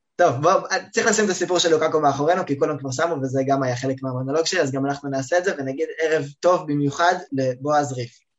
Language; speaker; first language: Hebrew; native; Hebrew